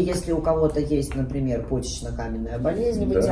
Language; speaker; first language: Russian; native; Russian